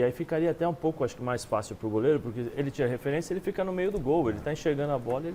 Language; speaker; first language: Portuguese; native; Portuguese